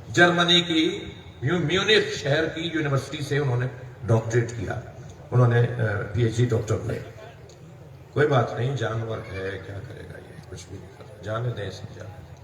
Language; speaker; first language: Urdu; native; Urdu